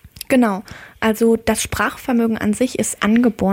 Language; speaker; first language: German; native; German